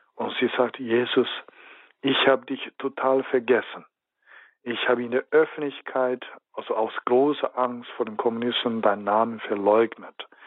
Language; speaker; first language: German; non-native, fluent; Chinese